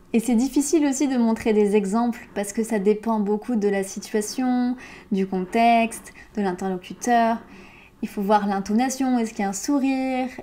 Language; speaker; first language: French; native; French